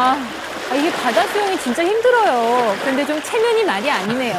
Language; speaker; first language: Korean; native; Korean